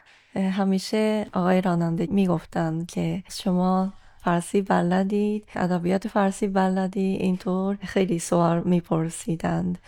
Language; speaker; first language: Persian; non-native, fluent; Japanese